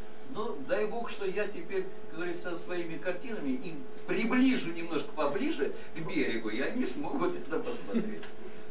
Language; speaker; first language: Russian; native; Russian